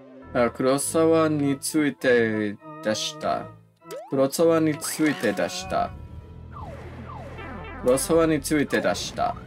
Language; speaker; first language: Japanese; non-native, learner; English